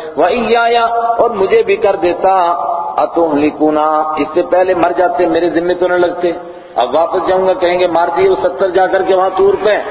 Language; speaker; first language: Urdu; non-native, local second language; Kashmiri